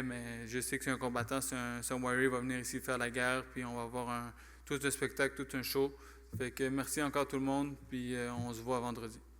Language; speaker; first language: French; native; French